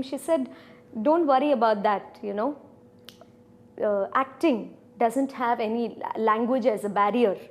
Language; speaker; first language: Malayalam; non-native, fluent; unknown